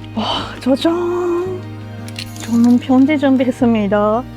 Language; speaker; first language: Korean; non-native, fluent; Japanese